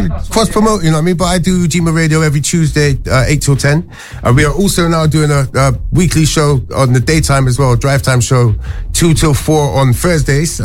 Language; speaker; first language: English; native; English